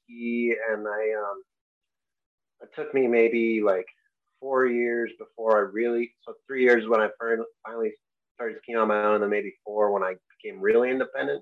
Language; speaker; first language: English; native; English